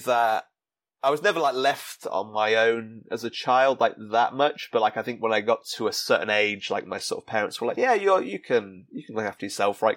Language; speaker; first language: English; native; English